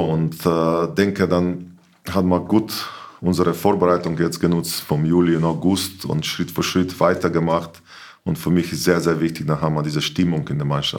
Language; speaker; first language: German; non-native, learner; Slovenian